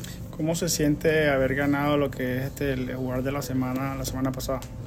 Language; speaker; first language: Spanish; native; Spanish